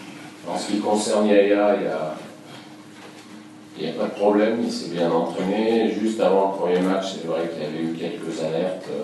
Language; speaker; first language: French; native; French